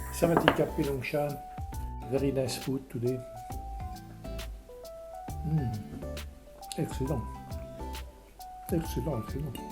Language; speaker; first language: English; non-native, learner; French